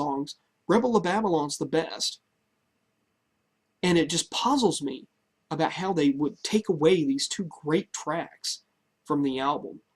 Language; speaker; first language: English; native; English